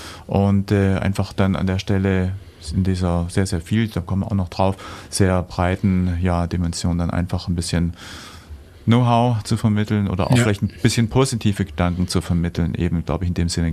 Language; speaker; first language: German; native; German